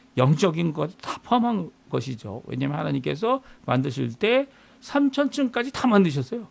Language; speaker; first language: Korean; native; Korean